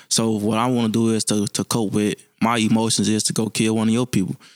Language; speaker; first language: English; native; English